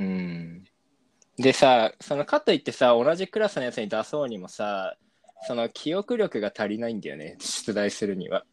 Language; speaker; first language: Japanese; native; Japanese